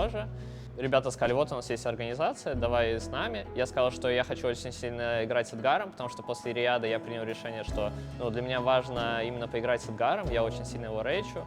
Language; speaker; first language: Russian; native; Russian